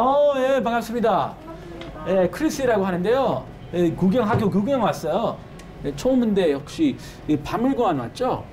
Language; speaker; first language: Korean; non-native, fluent; English